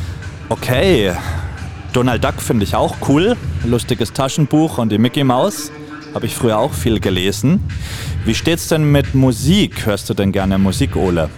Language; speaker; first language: German; native; German